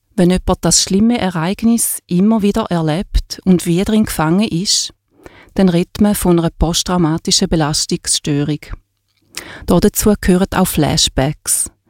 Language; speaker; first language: German; native; German